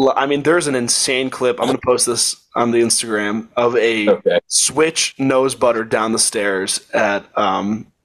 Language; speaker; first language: English; native; English